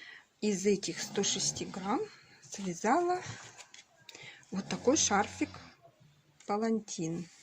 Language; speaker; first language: Russian; native; Russian